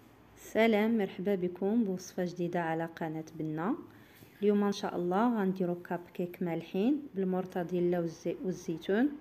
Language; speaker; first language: Arabic; native; Arabic